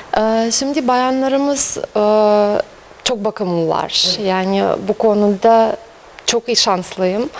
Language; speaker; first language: Turkish; non-native, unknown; Russian